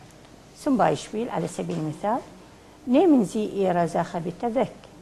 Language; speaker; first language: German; non-native, fluent; Arabic